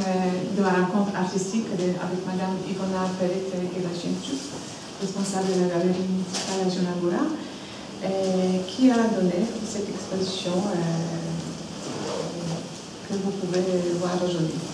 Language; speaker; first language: French; non-native, fluent; Polish